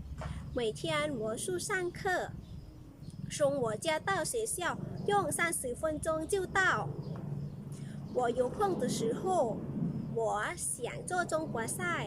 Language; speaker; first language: Chinese; non-native, learner; Lao